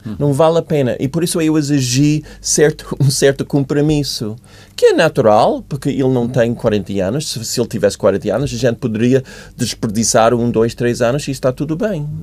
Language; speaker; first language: Portuguese; non-native, fluent; English